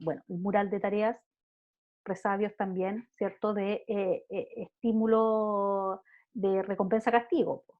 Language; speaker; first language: Spanish; native; Spanish